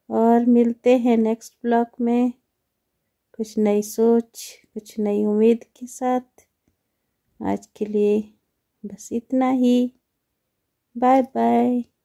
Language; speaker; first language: Hindi; native; Hindi